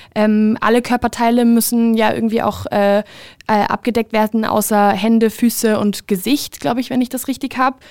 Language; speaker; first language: German; native; German